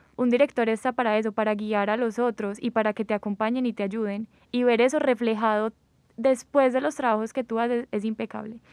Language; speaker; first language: Spanish; native; Spanish